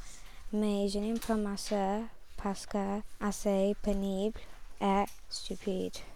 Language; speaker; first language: French; non-native, learner; English